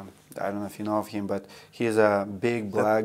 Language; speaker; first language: English; non-native, fluent; Russian